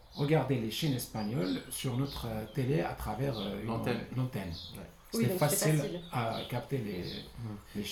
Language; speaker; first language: French; non-native, local second language; Arabic